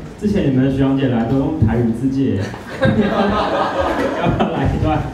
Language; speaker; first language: Chinese; native; Chinese